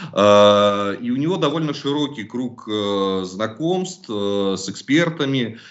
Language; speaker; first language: Russian; native; Russian